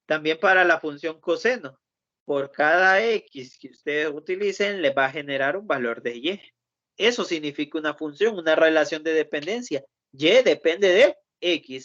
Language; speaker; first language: Spanish; native; Spanish